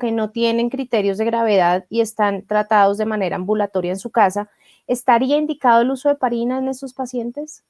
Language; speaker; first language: Spanish; native; Spanish